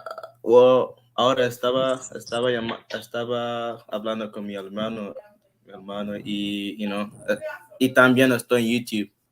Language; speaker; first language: Spanish; non-native, learner; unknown